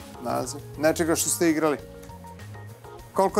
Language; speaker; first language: Serbian; native; Serbian